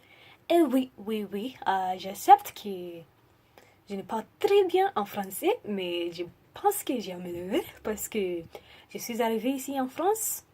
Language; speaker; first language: French; non-native, learner; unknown